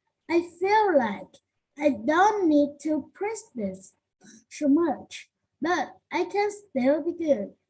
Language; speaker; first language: English; non-native, learner; Vietnamese